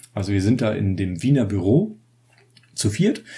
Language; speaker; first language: German; native; German